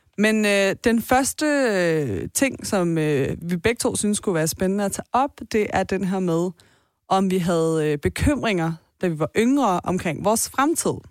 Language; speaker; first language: Danish; early bilingual, other home language; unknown